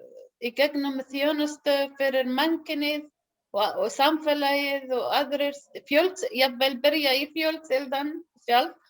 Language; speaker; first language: Icelandic; non-native, learner; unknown